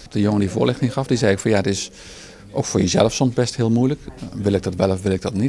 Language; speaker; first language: Dutch; native; Dutch